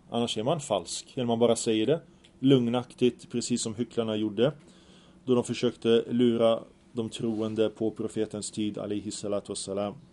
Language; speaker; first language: Swedish; early bilingual, other home language; Arabic